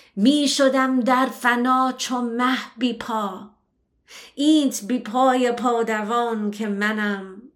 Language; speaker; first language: Persian; early bilingual, heritage; Persian